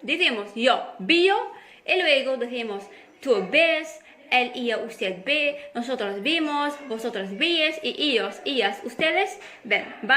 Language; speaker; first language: Spanish; non-native, fluent; Arabic